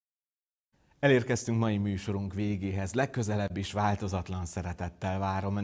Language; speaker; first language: Hungarian; native; Hungarian